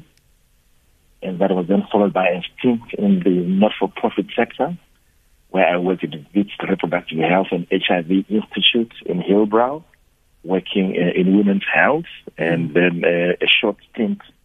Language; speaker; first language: English; non-native, local second language; Shona